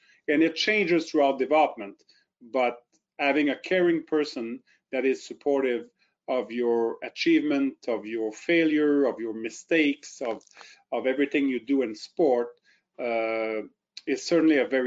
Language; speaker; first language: English; non-native, fluent; French